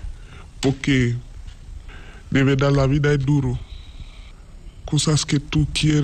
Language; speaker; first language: Spanish; non-native, learner; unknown